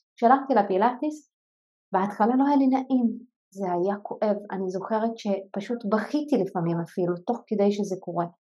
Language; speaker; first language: Hebrew; non-native, local second language; Arabic